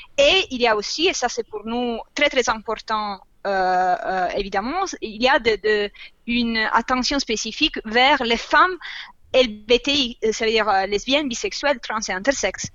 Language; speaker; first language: French; non-native, fluent; Italian